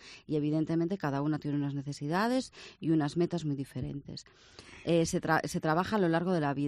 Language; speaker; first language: Spanish; native; Spanish